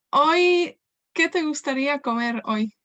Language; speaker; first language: Spanish; non-native, fluent; Welsh